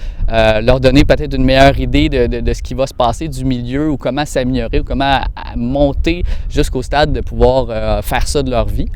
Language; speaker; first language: French; native; French